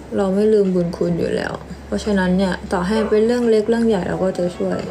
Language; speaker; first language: Thai; native; Thai